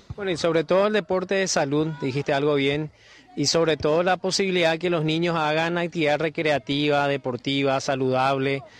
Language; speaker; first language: Spanish; native; Spanish